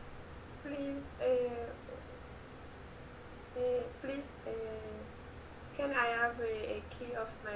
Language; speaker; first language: English; non-native, learner; French